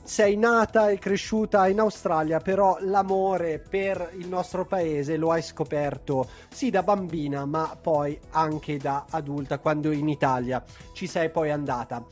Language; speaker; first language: Italian; native; Italian